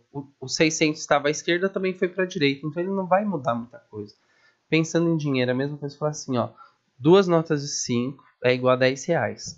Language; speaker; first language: Portuguese; native; Portuguese